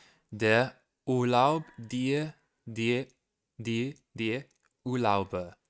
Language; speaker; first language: German; non-native, learner; Portuguese